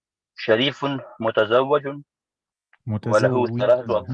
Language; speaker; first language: Arabic; non-native, learner; English